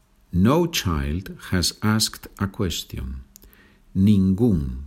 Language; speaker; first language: English; non-native, fluent; Spanish